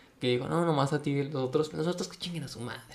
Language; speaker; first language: Spanish; native; Spanish